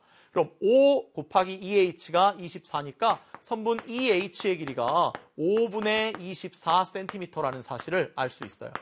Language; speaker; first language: Korean; native; Korean